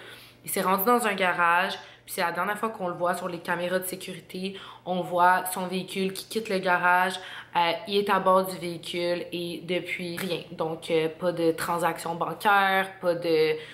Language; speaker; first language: French; native; French